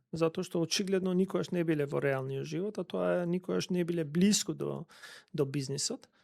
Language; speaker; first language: Macedonian; non-native, local second language; Albanian